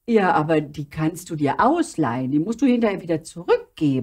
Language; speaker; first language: German; native; German